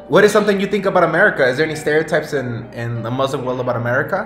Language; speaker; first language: English; native; English